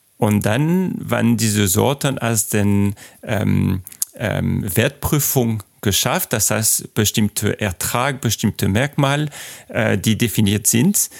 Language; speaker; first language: German; non-native, fluent; French